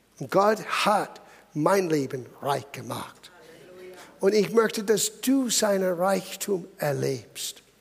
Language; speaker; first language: German; non-native, fluent; English